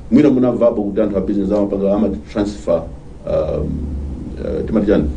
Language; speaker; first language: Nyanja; non-native, local second language; Tumbuka